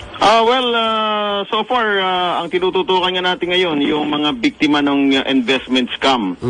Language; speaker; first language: Filipino; non-native, local second language; Hiligaynon